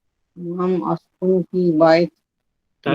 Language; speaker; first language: Arabic; non-native, learner; Divehi